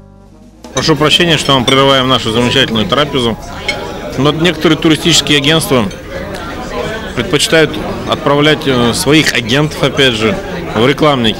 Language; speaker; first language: Russian; native; Russian